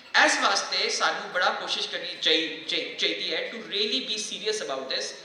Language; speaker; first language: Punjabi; native; Punjabi